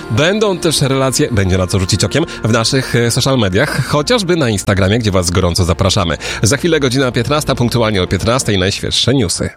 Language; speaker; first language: Polish; native; Polish